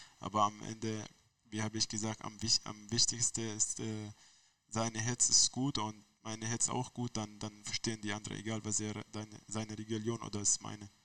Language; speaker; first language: German; non-native, learner; Arabic